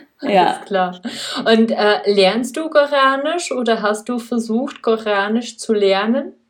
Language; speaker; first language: German; non-native, fluent; Czech